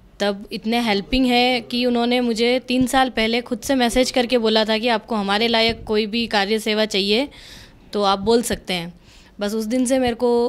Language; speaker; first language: Hindi; native; Hindi